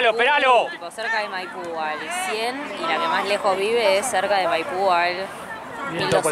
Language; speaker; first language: Spanish; native; Spanish